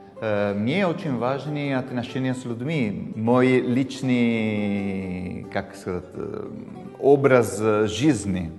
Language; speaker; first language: Russian; non-native, fluent; Italian